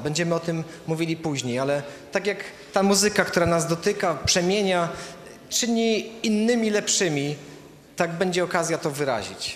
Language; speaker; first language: Polish; native; Polish